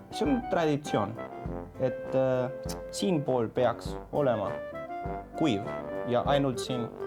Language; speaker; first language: Estonian; non-native, learner; Spanish